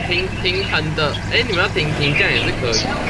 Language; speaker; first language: Chinese; native; Chinese